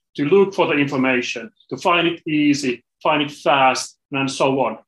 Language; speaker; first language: English; non-native, fluent; Finnish